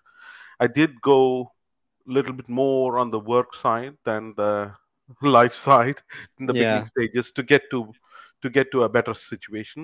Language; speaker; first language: English; non-native, local second language; Tamil